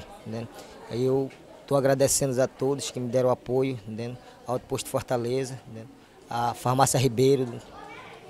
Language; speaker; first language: Portuguese; native; Portuguese